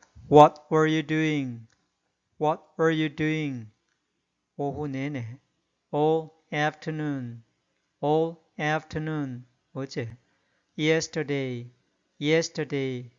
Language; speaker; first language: English; non-native, fluent; Korean